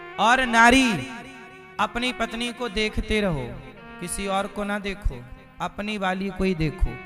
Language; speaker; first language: Hindi; native; Hindi